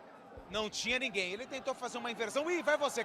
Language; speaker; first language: Portuguese; native; Portuguese